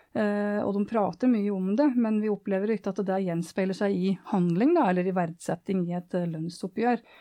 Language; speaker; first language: Norwegian; native; Norwegian